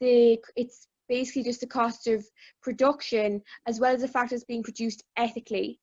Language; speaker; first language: English; native; English